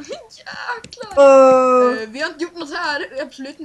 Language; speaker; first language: Swedish; native; Swedish